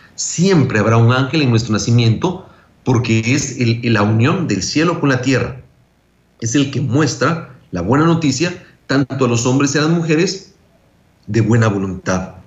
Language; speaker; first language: Spanish; native; Spanish